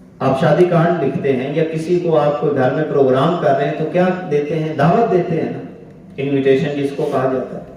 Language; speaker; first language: Urdu; non-native, local second language; Punjabi